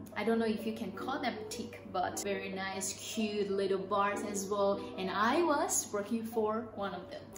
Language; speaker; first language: English; non-native, fluent; Chinese